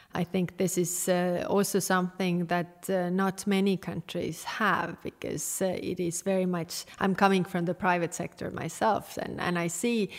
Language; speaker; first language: English; non-native, fluent; Estonian